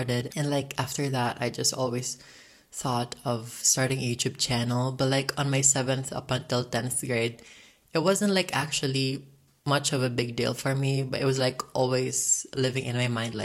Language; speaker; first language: English; non-native, local second language; Cebuano